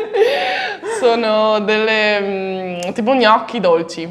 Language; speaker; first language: Italian; non-native, local second language; German